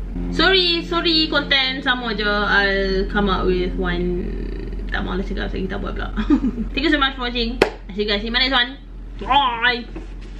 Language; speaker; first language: English; non-native, local second language; Malay